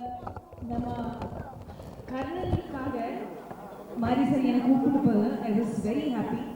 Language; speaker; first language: Tamil; non-native, learner; Malayalam